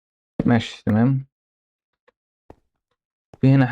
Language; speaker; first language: Arabic; native; Arabic